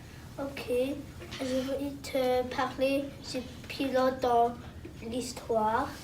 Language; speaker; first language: French; non-native, local second language; English